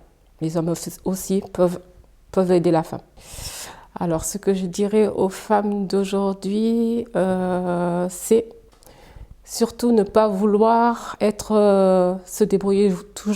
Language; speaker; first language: French; early bilingual, other home language; Fula